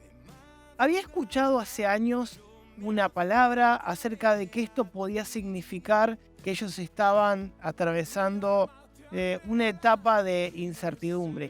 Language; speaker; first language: Spanish; native; Spanish